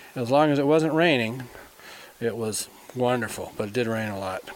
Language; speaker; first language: English; native; English